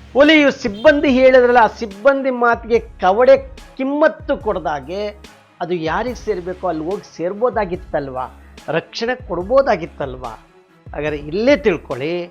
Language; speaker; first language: Kannada; native; Kannada